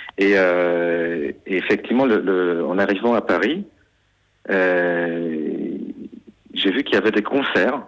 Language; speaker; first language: French; non-native, fluent; Polish